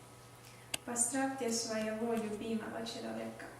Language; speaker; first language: Russian; non-native, learner; Estonian